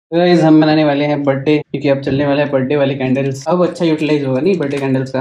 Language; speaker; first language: Hindi; native; Hindi